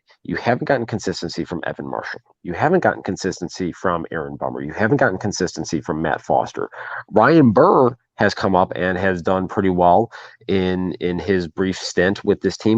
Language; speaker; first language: English; native; English